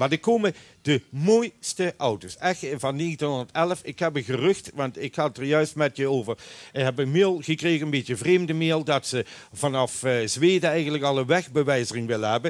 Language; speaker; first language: Dutch; native; Dutch